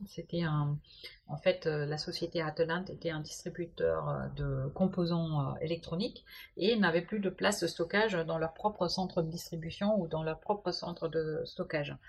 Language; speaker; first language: French; non-native, fluent; German